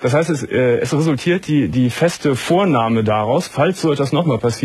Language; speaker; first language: German; native; German